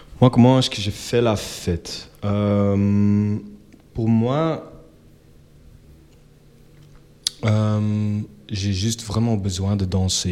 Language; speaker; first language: French; non-native, local second language; Dutch